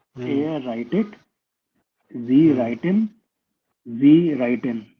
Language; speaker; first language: German; non-native, learner; Hindi